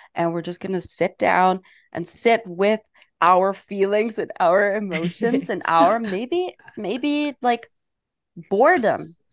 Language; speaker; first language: English; non-native, fluent; German